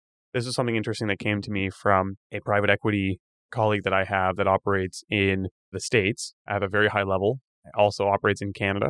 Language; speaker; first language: English; native; English